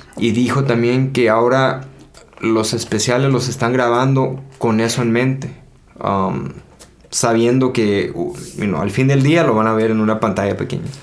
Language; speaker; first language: Spanish; early bilingual, heritage; Spanish